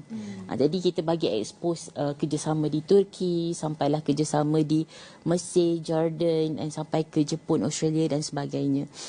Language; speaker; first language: Malay; native; Malay